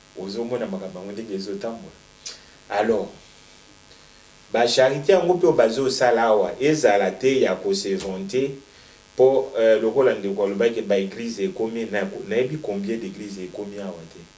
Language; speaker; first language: Lingala; native; Lingala